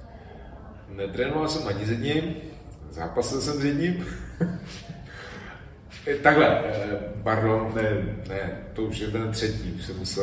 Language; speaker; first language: Czech; native; Czech